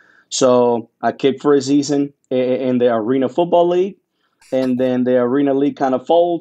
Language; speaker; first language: English; early bilingual, other home language; Spanish